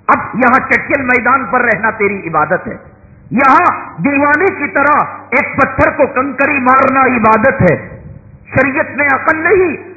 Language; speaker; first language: Urdu; native; Urdu